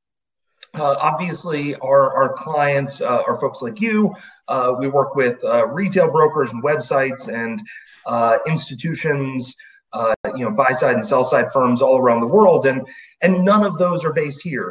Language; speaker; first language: English; native; English